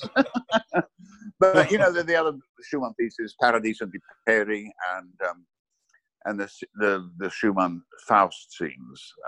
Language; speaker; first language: English; native; English